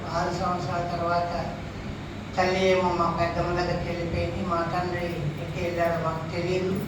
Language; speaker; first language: Telugu; non-native, local second language; Tamil